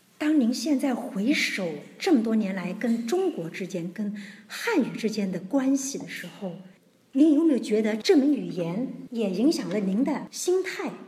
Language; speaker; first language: Chinese; native; Chinese